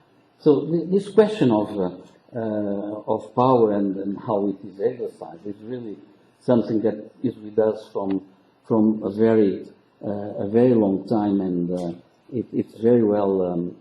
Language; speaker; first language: English; non-native, local second language; Portuguese